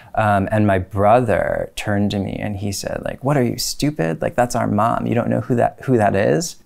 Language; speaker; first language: English; native; English